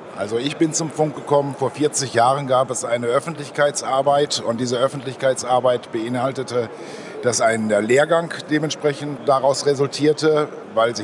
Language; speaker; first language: German; native; German